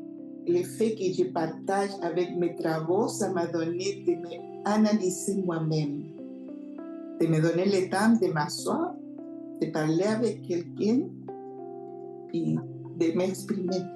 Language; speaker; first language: French; non-native, fluent; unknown